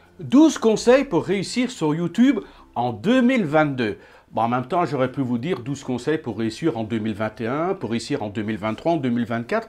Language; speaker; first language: French; native; French